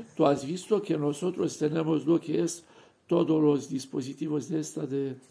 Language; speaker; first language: Spanish; non-native, fluent; Romanian